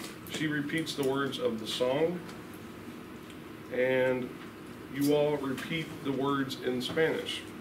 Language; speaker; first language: English; native; English